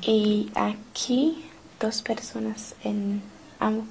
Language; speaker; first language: Spanish; non-native, learner; English